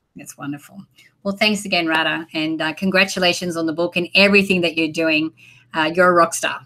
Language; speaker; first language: English; native; English